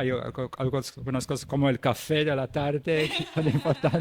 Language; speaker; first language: Spanish; non-native, fluent; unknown